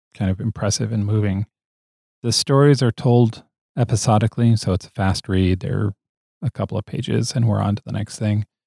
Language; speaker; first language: English; native; English